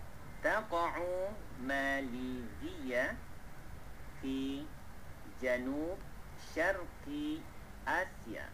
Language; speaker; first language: Arabic; non-native, fluent; Malay